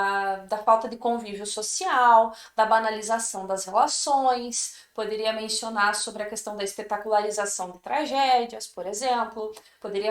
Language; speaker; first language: Portuguese; native; Portuguese